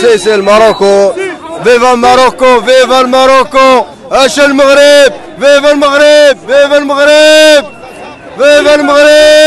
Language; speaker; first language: Italian; non-native, learner; Arabic